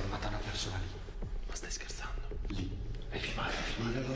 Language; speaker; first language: Italian; native; Italian